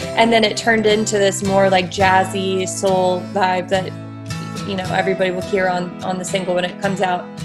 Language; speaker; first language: English; native; English